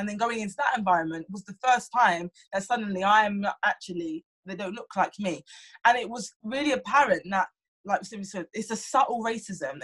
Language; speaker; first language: English; native; English